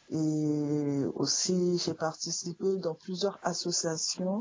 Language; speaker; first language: French; non-native, local second language; Sango